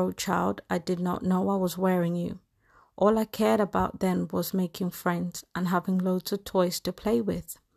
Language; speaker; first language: English; native; English